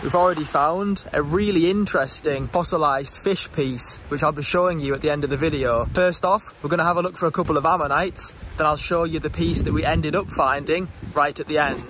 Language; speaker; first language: English; native; English